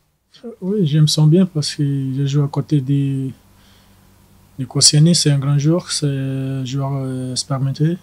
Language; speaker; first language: French; non-native, learner; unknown